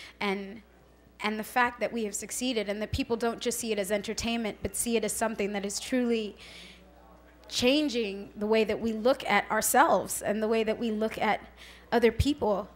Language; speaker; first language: English; early bilingual, other home language; Spanish